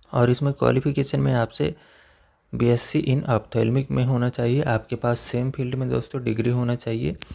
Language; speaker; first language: Hindi; native; Hindi